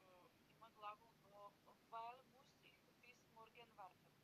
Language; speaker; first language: German; non-native, learner; Macedonian